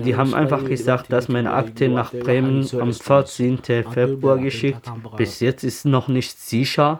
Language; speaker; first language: German; non-native, learner; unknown